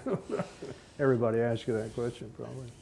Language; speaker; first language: English; native; English